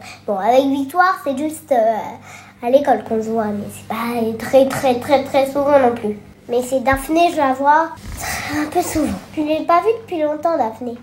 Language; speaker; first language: French; native; French